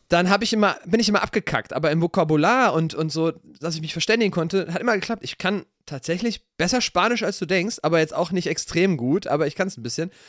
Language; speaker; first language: German; native; German